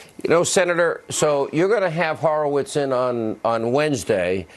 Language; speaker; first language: English; native; English